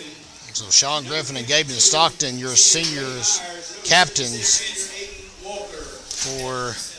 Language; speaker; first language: English; native; English